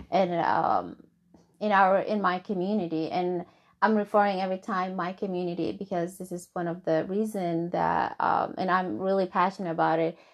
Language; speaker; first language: English; non-native, fluent; Somali